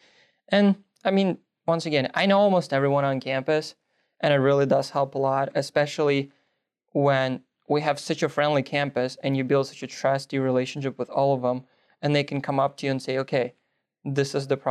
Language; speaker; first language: English; non-native, fluent; Russian